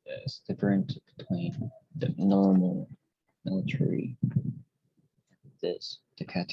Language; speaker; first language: English; non-native, learner; Korean